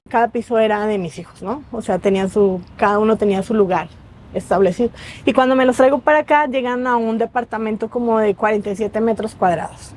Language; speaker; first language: Spanish; native; Spanish